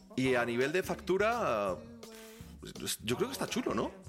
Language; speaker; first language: Spanish; native; Spanish